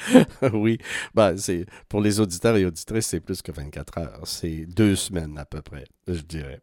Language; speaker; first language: French; native; French